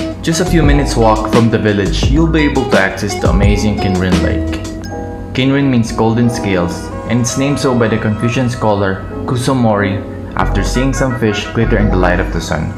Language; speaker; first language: English; non-native, local second language; Filipino